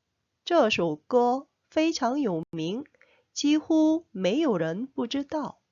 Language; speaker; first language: Chinese; non-native, fluent; Korean